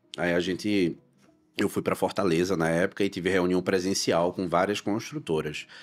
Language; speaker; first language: Portuguese; native; Portuguese